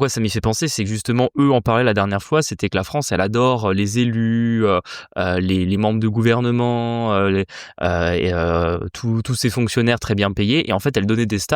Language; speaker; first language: French; native; French